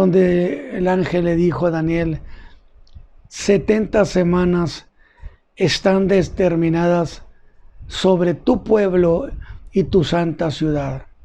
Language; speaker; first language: Spanish; native; Spanish